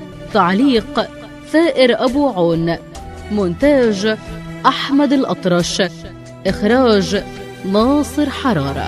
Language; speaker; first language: Arabic; native; Arabic